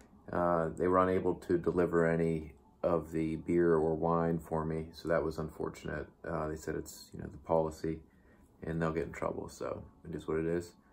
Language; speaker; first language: English; native; English